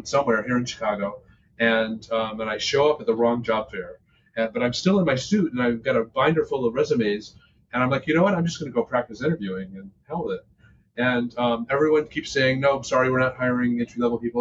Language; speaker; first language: English; native; English